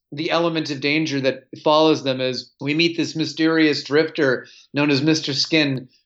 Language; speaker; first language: English; native; English